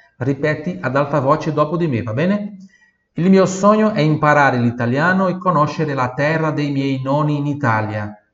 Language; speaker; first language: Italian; non-native, fluent; Portuguese